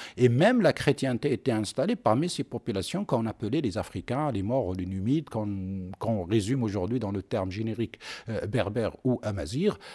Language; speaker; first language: French; non-native, local second language; Arabic